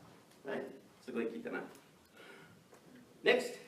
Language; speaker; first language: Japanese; non-native, learner; English